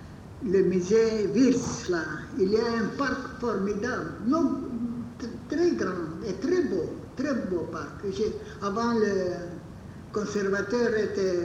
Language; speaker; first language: French; non-native, fluent; Bulgarian